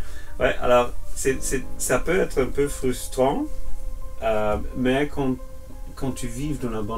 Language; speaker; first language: French; non-native, fluent; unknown